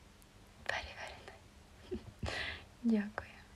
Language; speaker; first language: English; non-native, learner; Ukrainian